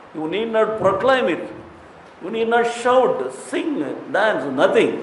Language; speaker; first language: English; non-native, local second language; Tamil